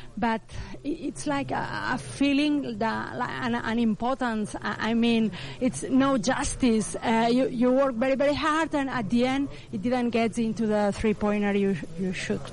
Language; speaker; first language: English; non-native, learner; Catalan